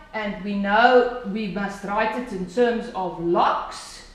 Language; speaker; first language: English; non-native, local second language; Afrikaans